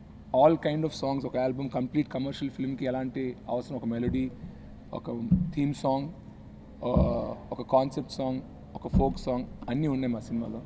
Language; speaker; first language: Telugu; native; Telugu